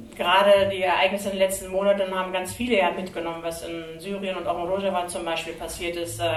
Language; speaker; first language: German; early bilingual, other home language; Kurdish